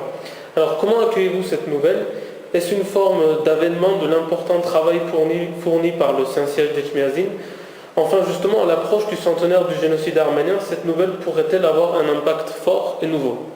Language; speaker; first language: French; native; French